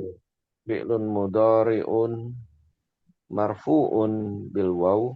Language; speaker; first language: Arabic; non-native, learner; Indonesian